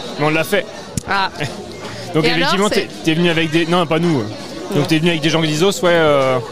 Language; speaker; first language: French; native; French